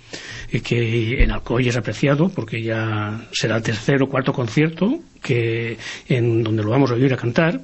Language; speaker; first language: Spanish; native; Spanish